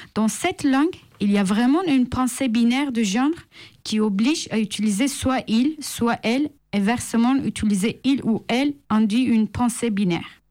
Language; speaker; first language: French; non-native, fluent; Turkish